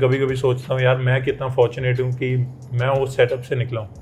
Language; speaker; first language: English; non-native, local second language; Punjabi